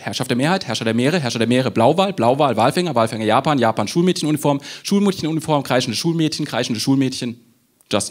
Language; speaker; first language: German; native; German